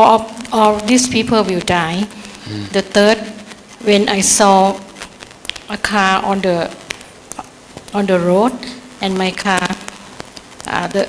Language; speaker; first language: English; non-native, learner; Thai